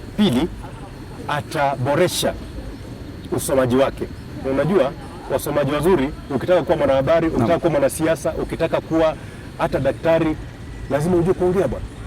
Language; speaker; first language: Swahili; non-native, local second language; Luyia